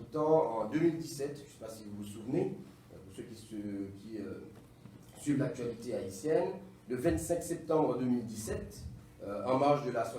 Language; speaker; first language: French; non-native, local second language; Haitian Creole